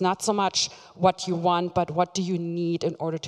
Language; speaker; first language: English; non-native, fluent; German